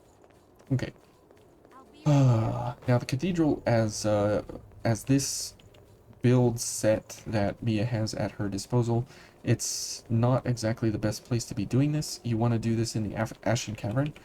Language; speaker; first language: English; native; English